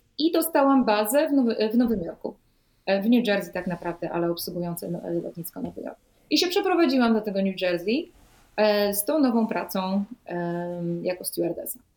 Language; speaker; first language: Polish; native; Polish